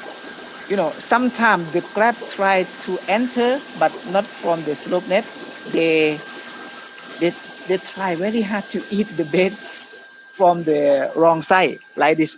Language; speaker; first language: English; non-native, fluent; Thai